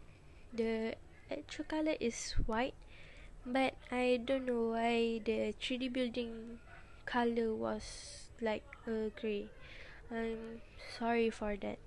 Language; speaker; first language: English; non-native, local second language; Malay